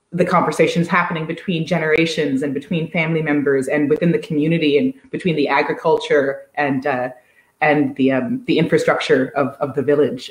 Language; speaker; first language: English; native; English